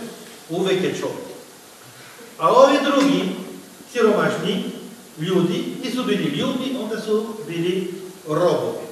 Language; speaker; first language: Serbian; non-native, fluent; French